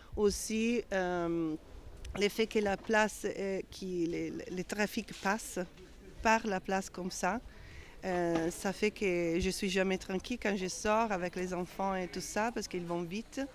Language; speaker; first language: French; non-native, fluent; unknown